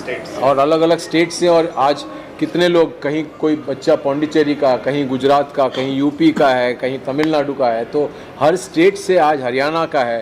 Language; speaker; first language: Hindi; native; Hindi